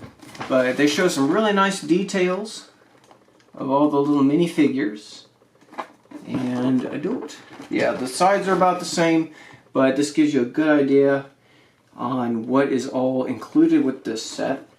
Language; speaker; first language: English; native; English